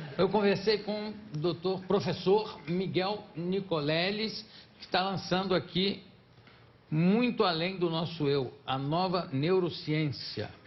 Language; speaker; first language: Portuguese; native; Portuguese